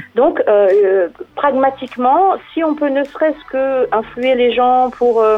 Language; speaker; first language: French; native; French